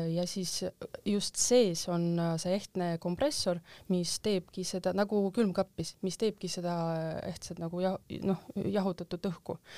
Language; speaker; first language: Estonian; non-native, local second language; Russian